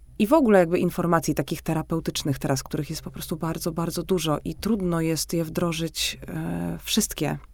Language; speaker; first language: Polish; native; Polish